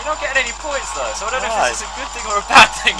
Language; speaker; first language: English; native; English